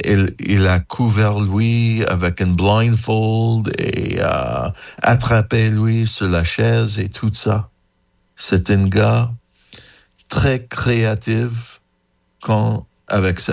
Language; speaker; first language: French; non-native, learner; English